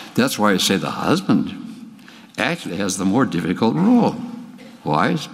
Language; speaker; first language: English; native; English